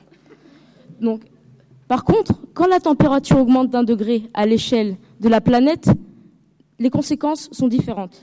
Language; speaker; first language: French; early bilingual, heritage; French